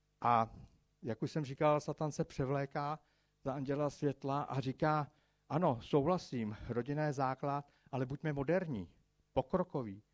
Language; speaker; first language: Czech; native; Czech